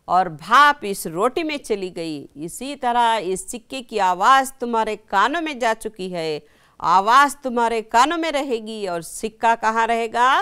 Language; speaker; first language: Urdu; native; Urdu